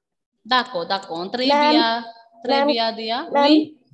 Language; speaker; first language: French; non-native, fluent; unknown